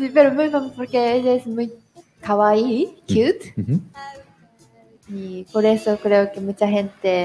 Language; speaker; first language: Spanish; non-native, learner; Japanese